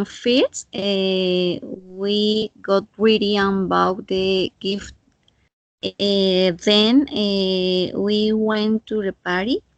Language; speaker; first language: English; non-native, learner; Spanish